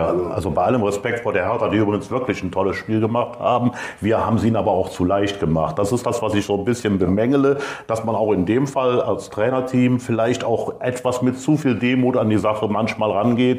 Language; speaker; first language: German; native; German